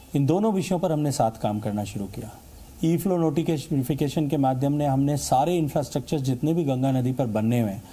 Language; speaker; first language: Hindi; native; Hindi